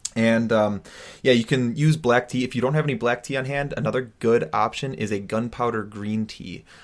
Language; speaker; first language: English; native; English